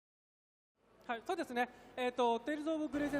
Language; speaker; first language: Japanese; native; Japanese